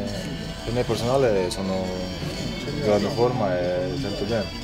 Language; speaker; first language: Italian; non-native, learner; Norwegian